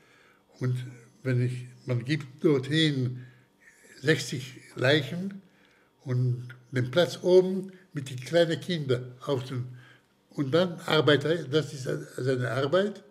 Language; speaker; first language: German; non-native, fluent; Slovak